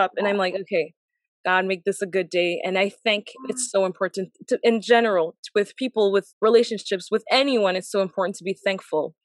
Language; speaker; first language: English; non-native, fluent; French